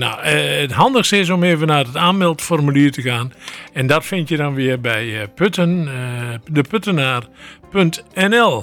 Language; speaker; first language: Dutch; native; Dutch